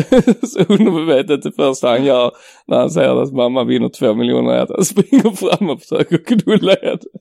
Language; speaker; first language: Swedish; native; Swedish